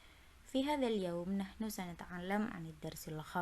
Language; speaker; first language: Arabic; non-native, learner; Indonesian